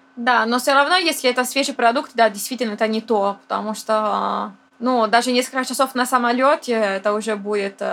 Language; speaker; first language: Russian; non-native, fluent; Italian